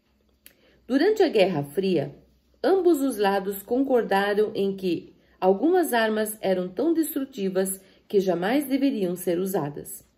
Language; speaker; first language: Portuguese; native; Portuguese